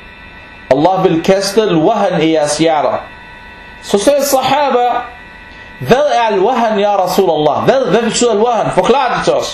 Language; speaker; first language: Danish; early bilingual, other home language; Arabic